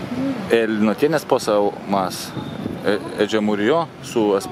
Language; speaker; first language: Spanish; non-native, learner; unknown